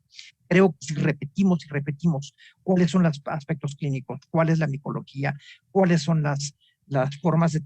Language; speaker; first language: Spanish; native; Spanish